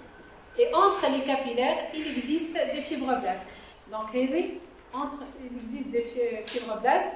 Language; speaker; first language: French; non-native, local second language; Arabic